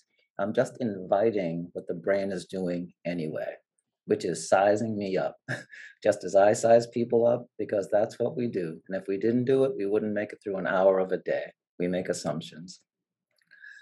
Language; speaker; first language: English; native; English